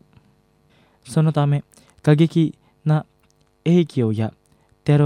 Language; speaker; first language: Japanese; non-native, fluent; Indonesian